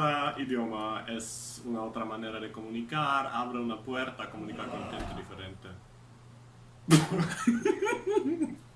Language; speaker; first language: Spanish; non-native, learner; German